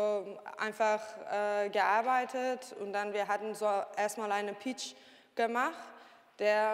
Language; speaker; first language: German; non-native, learner; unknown